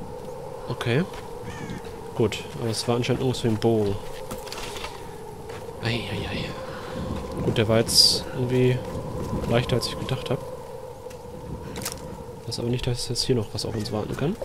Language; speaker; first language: German; native; German